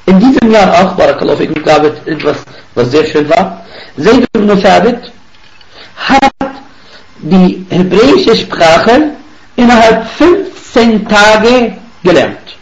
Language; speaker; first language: German; non-native, fluent; Arabic